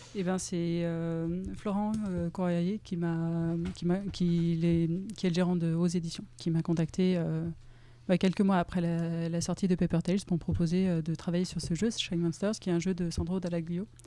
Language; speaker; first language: French; native; French